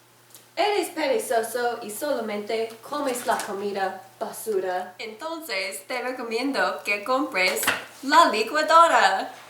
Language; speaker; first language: Spanish; non-native, learner; English